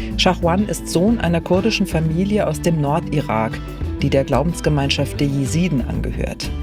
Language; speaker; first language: German; native; German